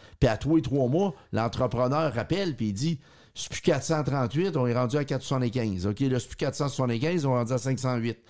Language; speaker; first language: French; native; French